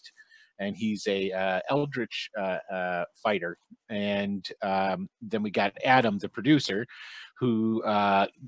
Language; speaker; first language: English; native; English